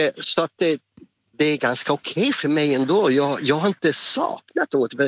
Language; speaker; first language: Swedish; non-native, fluent; Spanish